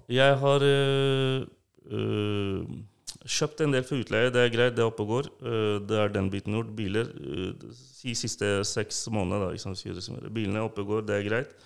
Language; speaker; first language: Norwegian; non-native, local second language; Urdu